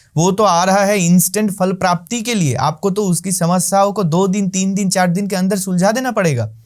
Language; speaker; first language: Hindi; non-native, local second language; Bangla